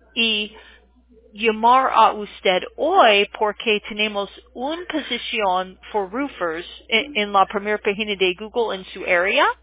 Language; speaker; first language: Spanish; non-native, learner; English